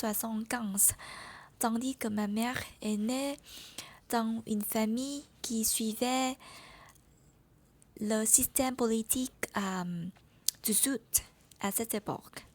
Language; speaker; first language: French; non-native, learner; Vietnamese